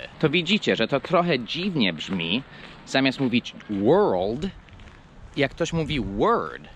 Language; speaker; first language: Polish; non-native, fluent; English